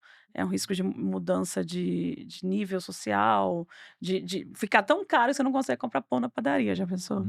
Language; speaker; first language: Portuguese; native; Portuguese